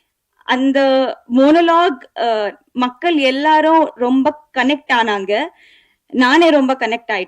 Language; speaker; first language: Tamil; non-native, learner; Telugu